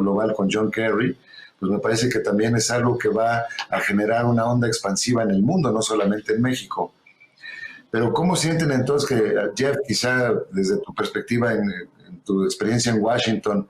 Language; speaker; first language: Spanish; native; Spanish